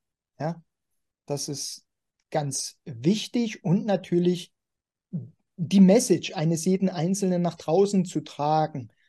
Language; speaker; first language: German; native; German